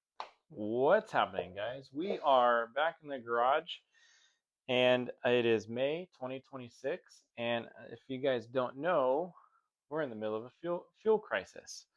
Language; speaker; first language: English; native; English